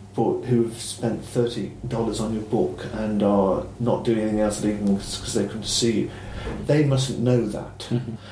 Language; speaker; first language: English; native; English